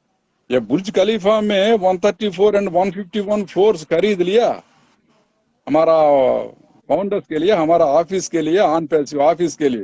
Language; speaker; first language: Hindi; non-native, local second language; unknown